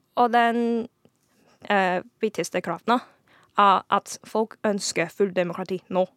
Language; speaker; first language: Norwegian; non-native, fluent; Cantonese